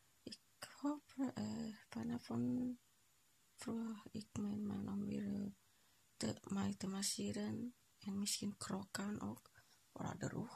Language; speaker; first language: Dutch; non-native, local second language; Indonesian